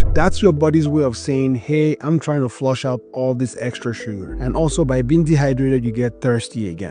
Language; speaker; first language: English; native; English